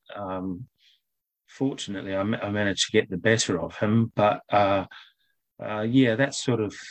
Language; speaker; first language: English; native; English